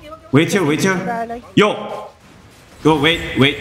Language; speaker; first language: English; non-native, learner; Korean